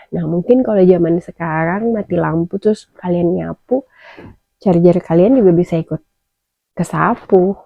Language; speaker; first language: Indonesian; native; Indonesian